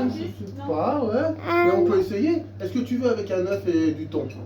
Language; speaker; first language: French; native; French